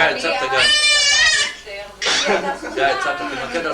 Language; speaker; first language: Hebrew; native; Hebrew